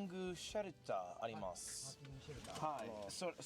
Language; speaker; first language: Japanese; non-native, learner; English